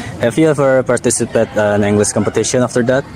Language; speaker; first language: English; non-native, learner; Indonesian